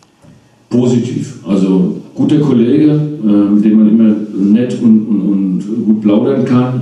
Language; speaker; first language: German; native; German